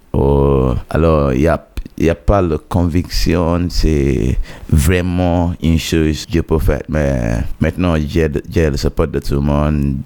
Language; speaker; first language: French; non-native, learner; Yoruba